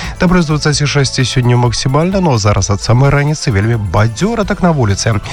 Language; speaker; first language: Belarusian; non-native, local second language; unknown